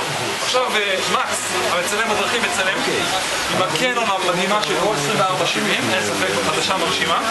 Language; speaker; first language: Hebrew; native; Hebrew